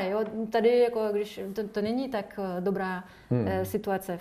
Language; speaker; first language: Czech; non-native, fluent; French